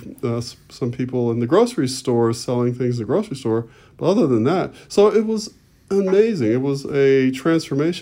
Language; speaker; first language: English; native; English